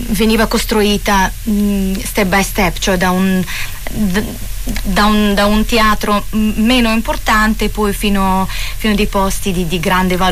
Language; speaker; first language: Italian; non-native, fluent; Russian